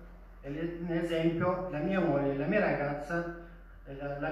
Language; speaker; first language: Italian; non-native, fluent; Persian